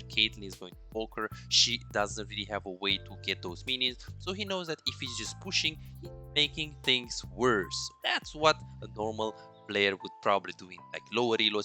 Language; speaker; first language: English; non-native, fluent; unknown